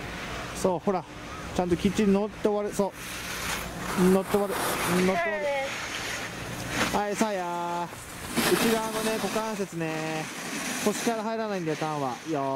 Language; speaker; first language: Japanese; native; Japanese